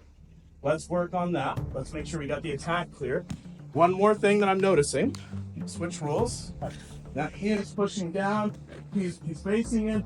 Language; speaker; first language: English; native; English